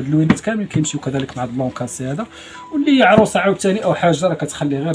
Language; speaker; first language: Arabic; native; Arabic